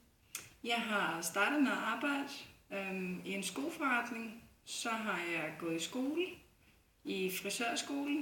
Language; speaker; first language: Danish; non-native, fluent; Icelandic